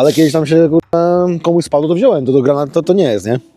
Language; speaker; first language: Polish; native; Polish